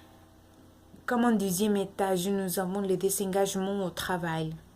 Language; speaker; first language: French; non-native, learner; Spanish